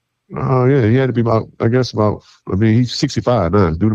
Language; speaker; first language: English; native; English